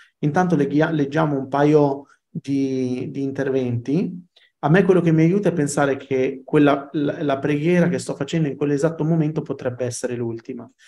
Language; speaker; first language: Italian; early bilingual, other home language; Arabic